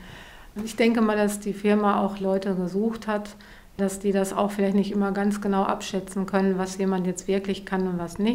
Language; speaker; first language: German; native; German